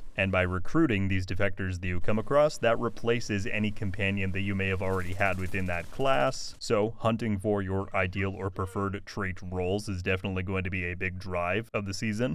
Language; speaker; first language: English; native; English